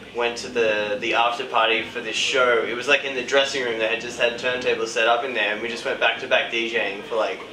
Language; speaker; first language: English; native; English